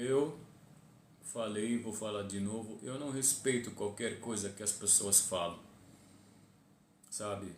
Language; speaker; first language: Portuguese; non-native, fluent; Arabic